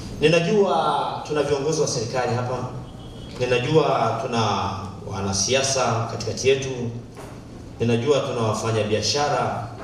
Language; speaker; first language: Swahili; native; Swahili